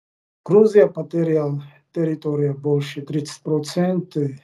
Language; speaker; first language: Russian; non-native, fluent; Georgian